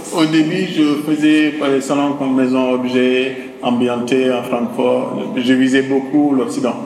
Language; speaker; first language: French; non-native, local second language; Wolof